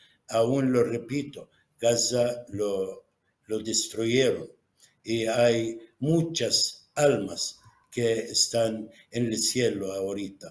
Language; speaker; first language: Spanish; non-native, fluent; Arabic